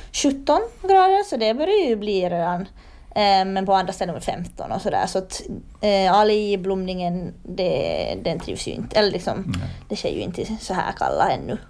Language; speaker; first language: Swedish; native; Swedish